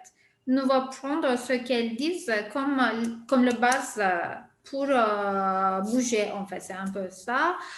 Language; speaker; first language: French; non-native, fluent; Turkish